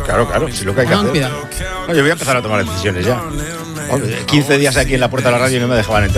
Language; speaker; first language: Spanish; native; Spanish